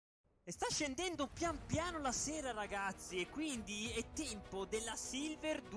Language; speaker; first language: Italian; native; Italian